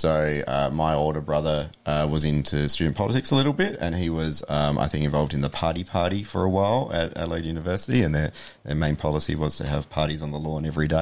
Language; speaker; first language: English; native; English